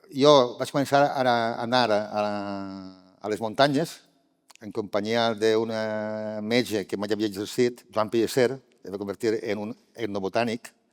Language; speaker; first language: Catalan; native; Catalan